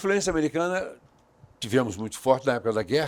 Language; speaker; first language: Portuguese; native; Portuguese